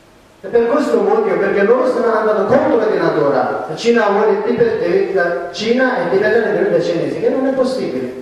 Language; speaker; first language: Italian; non-native, learner; Tibetan